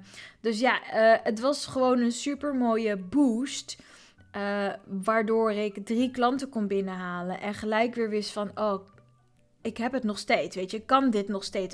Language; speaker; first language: Dutch; native; Dutch